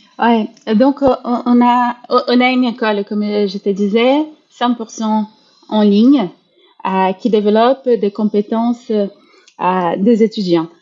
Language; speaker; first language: French; non-native, fluent; Portuguese